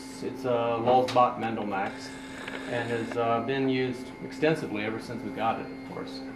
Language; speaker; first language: English; native; English